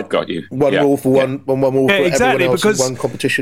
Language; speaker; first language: English; native; English